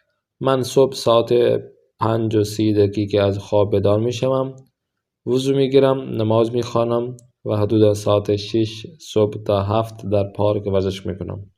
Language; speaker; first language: Persian; non-native, fluent; Urdu